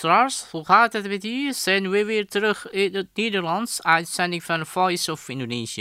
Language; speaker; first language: Dutch; non-native, fluent; Indonesian